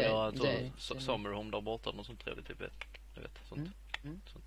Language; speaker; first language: Swedish; native; Swedish